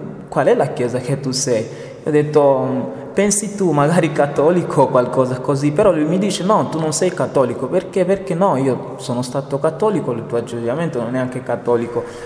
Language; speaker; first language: Italian; non-native, fluent; Portuguese